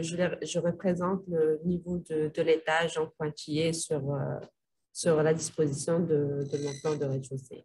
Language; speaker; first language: French; non-native, local second language; Arabic